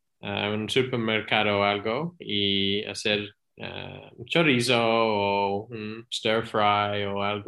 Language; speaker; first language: Spanish; non-native, learner; English